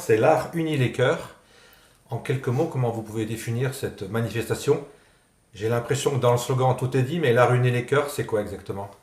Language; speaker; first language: French; native; French